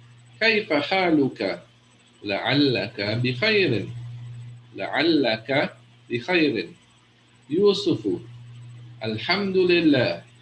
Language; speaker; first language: Arabic; non-native, fluent; English